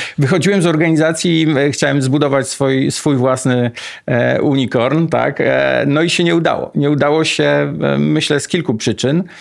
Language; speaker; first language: Polish; native; Polish